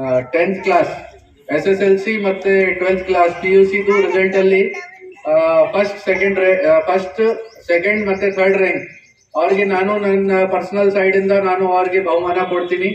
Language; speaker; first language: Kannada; non-native, fluent; Hindi